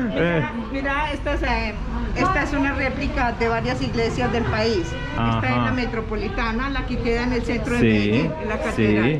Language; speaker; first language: Spanish; native; Spanish